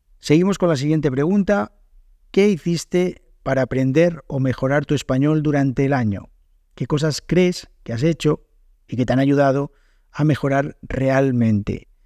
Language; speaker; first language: Spanish; native; Spanish